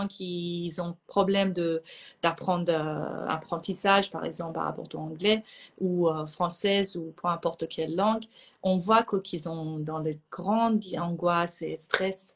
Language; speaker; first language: French; non-native, fluent; Persian